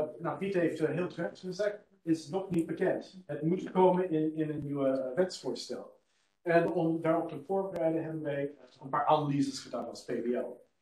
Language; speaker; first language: Dutch; non-native, fluent; English